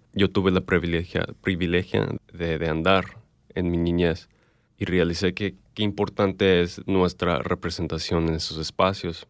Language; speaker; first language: Spanish; early bilingual, heritage; English